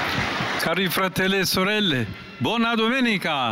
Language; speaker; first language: Italian; non-native, fluent; English